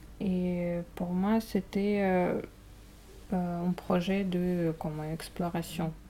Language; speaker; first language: French; non-native, fluent; Russian